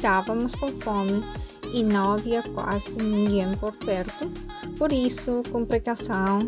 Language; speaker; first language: Portuguese; non-native, fluent; Korean